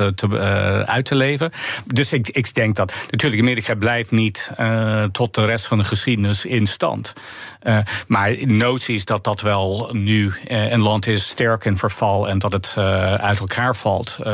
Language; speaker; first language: Dutch; non-native, fluent; English